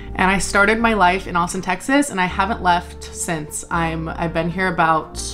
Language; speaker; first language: English; native; English